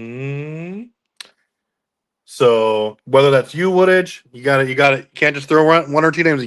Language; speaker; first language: English; native; English